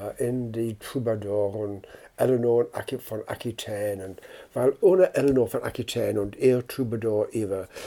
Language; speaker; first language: German; non-native, fluent; English